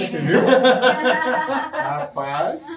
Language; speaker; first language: Portuguese; native; Portuguese